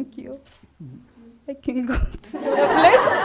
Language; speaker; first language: English; non-native, learner; Spanish